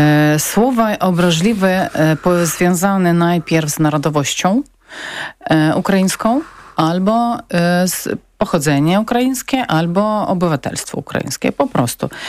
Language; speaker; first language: Polish; non-native, learner; Ukrainian